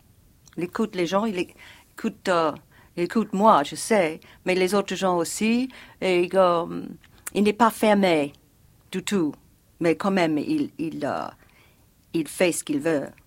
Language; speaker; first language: French; non-native, fluent; English